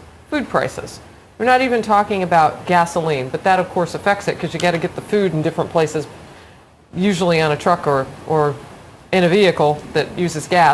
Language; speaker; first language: English; native; English